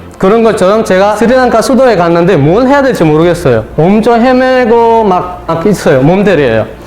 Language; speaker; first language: Korean; non-native, fluent; Sinhala